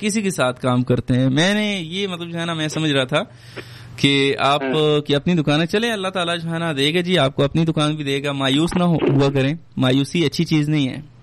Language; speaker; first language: Hindi; non-native, local second language; Pashto